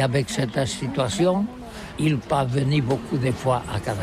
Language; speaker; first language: French; non-native, learner; Catalan